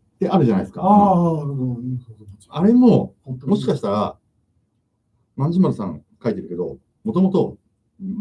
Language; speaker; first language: Japanese; native; Japanese